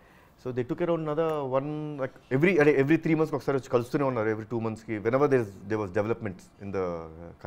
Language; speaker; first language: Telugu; native; Telugu